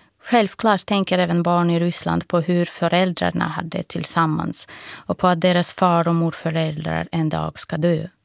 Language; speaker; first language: Swedish; non-native, fluent; Russian